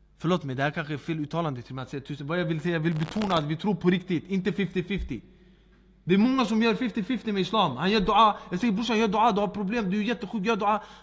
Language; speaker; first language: Swedish; early bilingual, other home language; Arabic